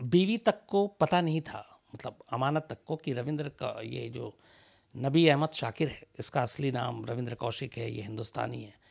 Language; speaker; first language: Hindi; native; Hindi